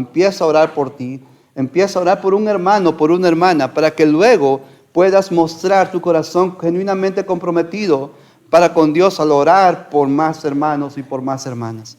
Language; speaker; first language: Spanish; native; Spanish